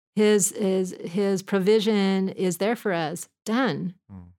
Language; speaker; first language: English; native; English